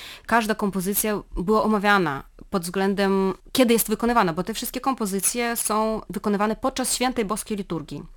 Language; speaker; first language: Polish; non-native, fluent; Russian